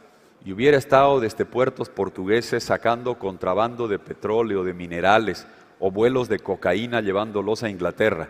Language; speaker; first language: Spanish; native; Spanish